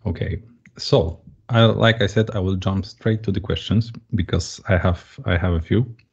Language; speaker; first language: English; non-native, fluent; Polish